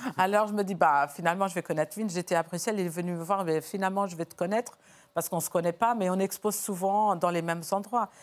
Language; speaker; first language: French; non-native, fluent; Portuguese